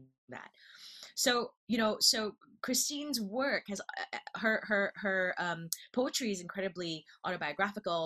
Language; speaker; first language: English; native; English